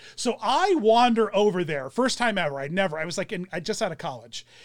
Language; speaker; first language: English; early bilingual, other home language; German